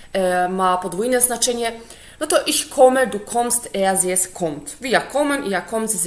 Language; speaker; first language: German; non-native, fluent; Polish